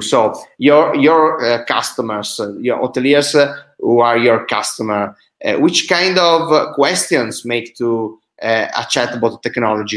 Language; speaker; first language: English; non-native, fluent; Italian